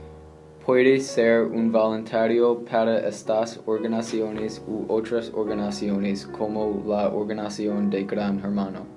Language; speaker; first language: Spanish; non-native, learner; English